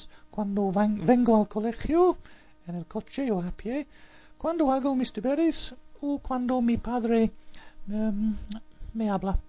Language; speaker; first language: Spanish; non-native, learner; English